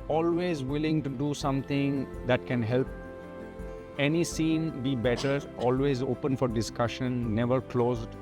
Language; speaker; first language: English; non-native, local second language; Bangla